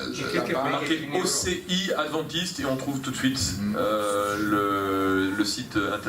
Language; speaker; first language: French; native; French